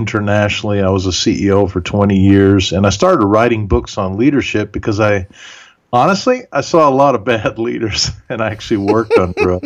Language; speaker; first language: English; early bilingual, other home language; German